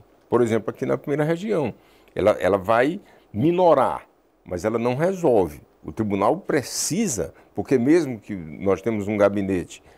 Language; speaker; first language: Portuguese; native; Portuguese